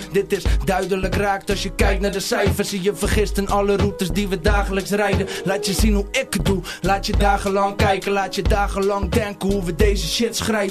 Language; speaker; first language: Dutch; native; Dutch